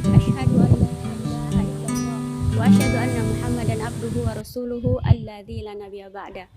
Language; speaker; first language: Indonesian; non-native, local second language; Tetum